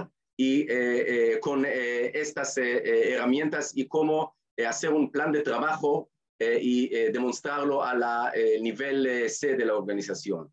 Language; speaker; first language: Spanish; non-native, fluent; Hebrew